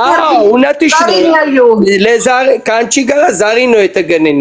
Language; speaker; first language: Amharic; non-native, fluent; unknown